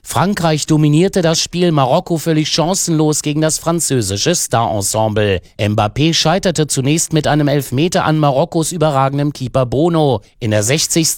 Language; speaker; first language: German; native; German